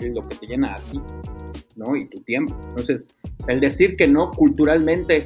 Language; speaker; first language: Spanish; native; Spanish